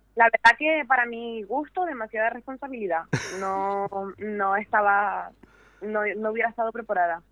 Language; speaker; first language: Spanish; native; Spanish